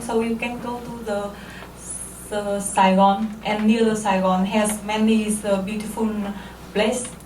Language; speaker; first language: English; non-native, learner; Vietnamese